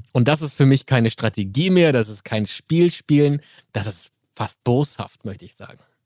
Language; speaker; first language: German; native; German